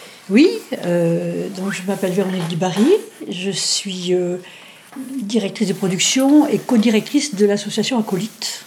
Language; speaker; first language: French; native; French